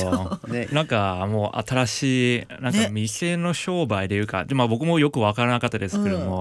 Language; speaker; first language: Japanese; non-native, fluent; Cantonese